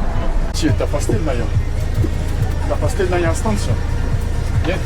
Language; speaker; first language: Russian; non-native, learner; French